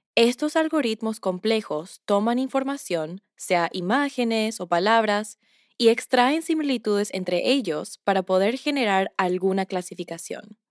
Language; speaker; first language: Spanish; early bilingual, heritage; Spanish